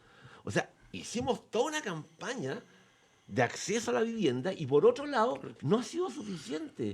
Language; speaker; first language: Spanish; native; Spanish